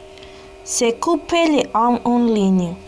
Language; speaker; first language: French; non-native, learner; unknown